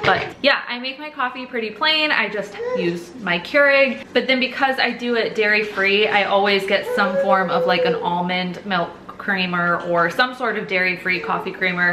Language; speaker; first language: English; native; English